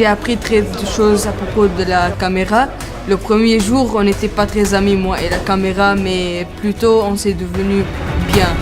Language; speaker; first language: French; non-native, learner; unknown